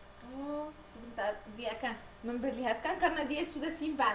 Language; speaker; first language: Indonesian; non-native, learner; Arabic